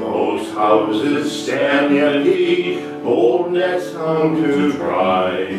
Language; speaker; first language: English; native; English